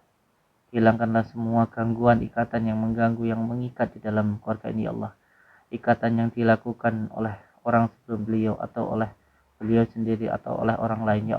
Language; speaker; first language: Indonesian; non-native, local second language; Javanese